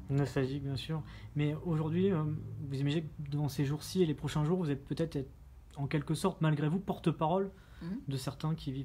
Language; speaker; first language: French; native; French